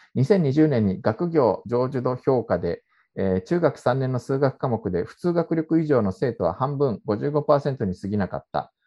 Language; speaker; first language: Japanese; native; Japanese